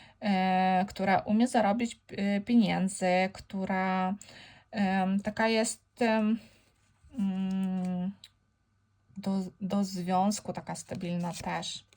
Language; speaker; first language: Polish; non-native, fluent; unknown